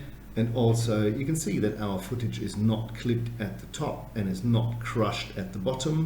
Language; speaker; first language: English; native; English